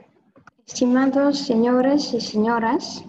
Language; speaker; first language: Spanish; non-native, fluent; Russian